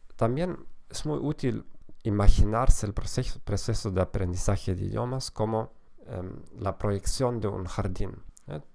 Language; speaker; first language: Spanish; non-native, fluent; German